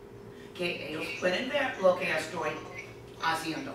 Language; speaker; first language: Spanish; non-native, fluent; English